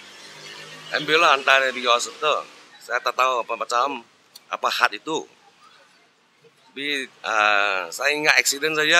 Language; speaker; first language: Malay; non-native, local second language; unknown